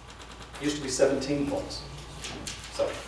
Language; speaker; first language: English; native; English